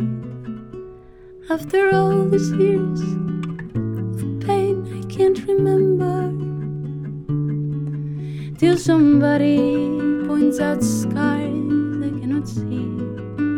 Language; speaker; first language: English; non-native, fluent; Catalan